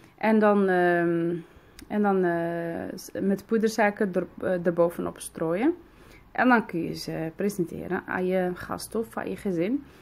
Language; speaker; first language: Dutch; early bilingual, other home language; Arabic